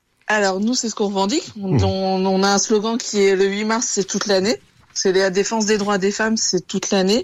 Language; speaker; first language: French; native; French